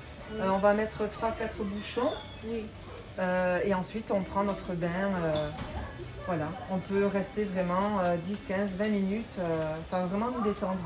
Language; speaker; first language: French; native; French